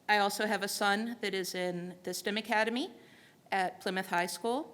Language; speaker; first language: English; native; English